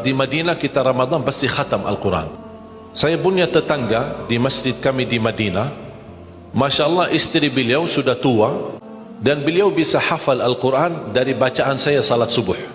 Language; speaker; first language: Indonesian; non-native, fluent; Arabic